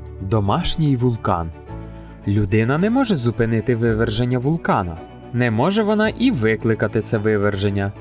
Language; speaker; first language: Ukrainian; native; Ukrainian